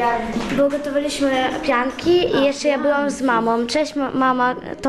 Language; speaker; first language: Polish; early bilingual, other home language; Ukrainian